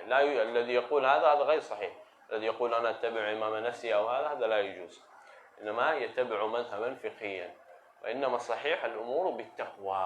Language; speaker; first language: Arabic; native; Arabic